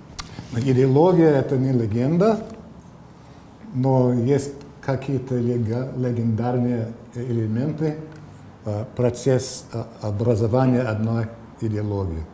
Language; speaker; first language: Russian; non-native, fluent; English